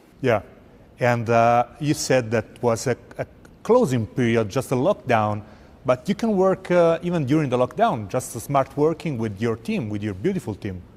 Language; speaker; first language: English; non-native, fluent; Italian